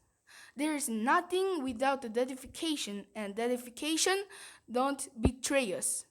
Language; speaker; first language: English; non-native, learner; Korean